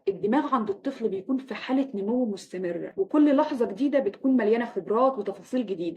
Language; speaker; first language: Arabic; native; Arabic